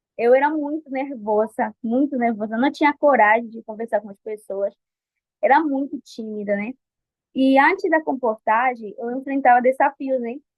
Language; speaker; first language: Portuguese; non-native, fluent; Spanish